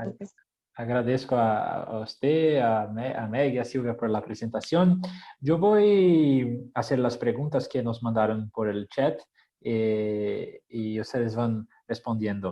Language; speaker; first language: Spanish; non-native, fluent; Portuguese